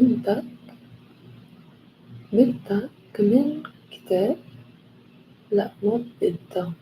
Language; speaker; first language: Arabic; non-native, learner; English